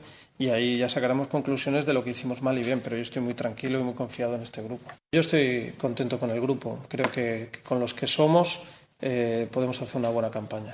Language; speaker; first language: Spanish; native; Spanish